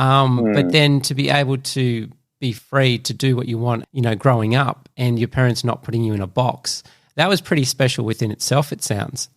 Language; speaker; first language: English; native; English